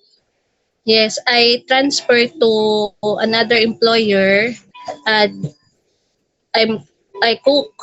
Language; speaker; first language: English; non-native, local second language; Filipino